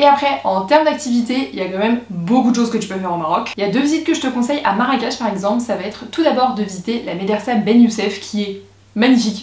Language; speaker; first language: French; native; French